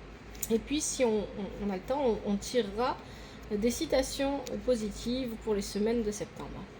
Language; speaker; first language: French; native; French